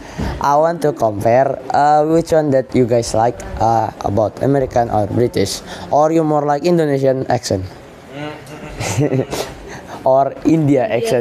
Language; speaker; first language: English; non-native, learner; Indonesian